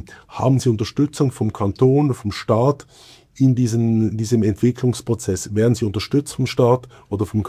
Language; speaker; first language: German; native; German